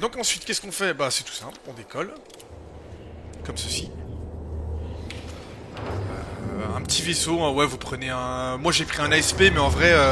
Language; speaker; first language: French; native; French